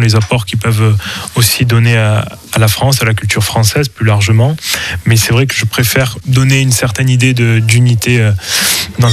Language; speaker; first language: French; native; French